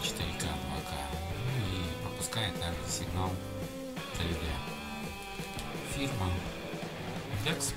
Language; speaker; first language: Russian; native; Russian